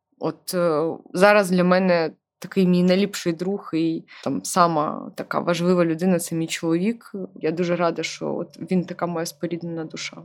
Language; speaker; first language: Ukrainian; non-native, local second language; Russian